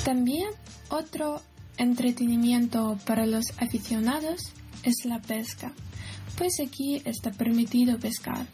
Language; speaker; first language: Spanish; non-native, learner; Ukrainian